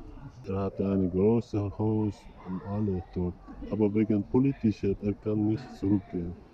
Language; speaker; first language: German; non-native, learner; Persian